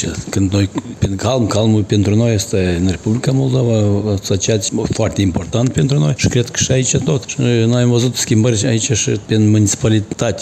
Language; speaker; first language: Romanian; non-native, local second language; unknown